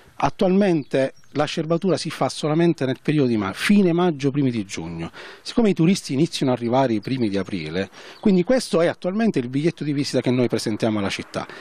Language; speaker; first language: Italian; native; Italian